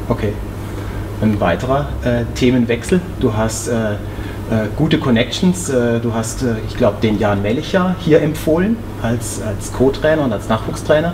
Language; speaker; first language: German; native; German